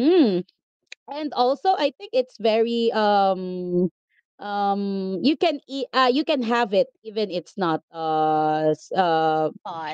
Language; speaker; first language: English; non-native, local second language; Filipino